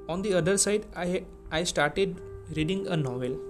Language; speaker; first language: English; non-native, local second language; Gujarati